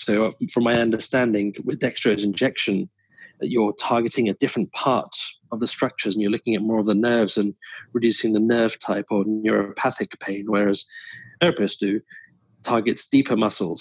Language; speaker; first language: English; native; English